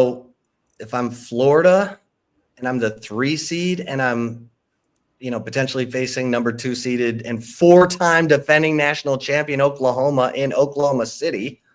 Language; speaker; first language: English; native; English